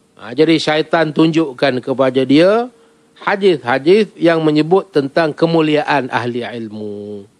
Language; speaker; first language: Malay; native; Malay